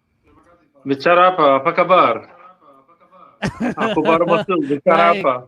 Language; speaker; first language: Indonesian; non-native, fluent; Arabic